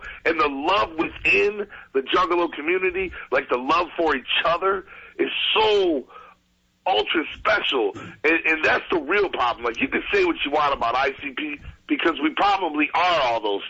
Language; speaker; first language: English; native; English